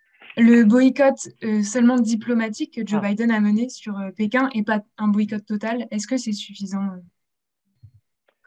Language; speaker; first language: French; native; French